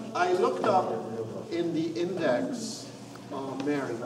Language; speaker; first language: English; non-native, fluent; Arabic